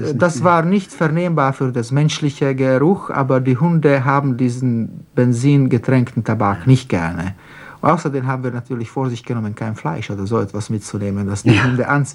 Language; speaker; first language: German; non-native, fluent; Slovak